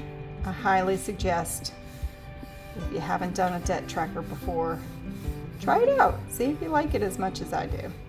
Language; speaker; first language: English; native; English